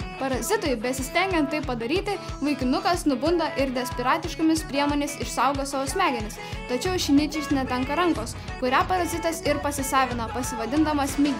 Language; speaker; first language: Lithuanian; native; Lithuanian